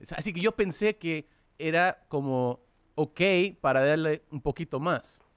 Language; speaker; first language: Spanish; early bilingual, heritage; English